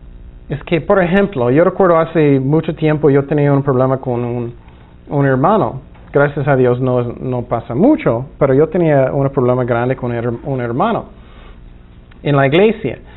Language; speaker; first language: Spanish; non-native, fluent; English